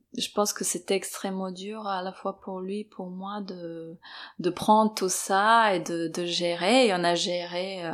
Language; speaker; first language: French; non-native, fluent; Serbian